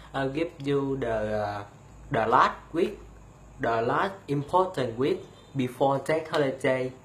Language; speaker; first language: English; non-native, learner; Vietnamese